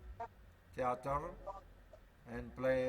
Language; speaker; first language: English; non-native, learner; Sasak